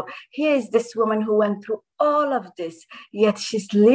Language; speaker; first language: English; non-native, fluent; Somali